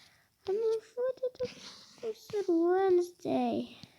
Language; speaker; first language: Russian; non-native, local second language; Kazakh